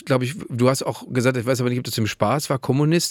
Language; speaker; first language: German; native; German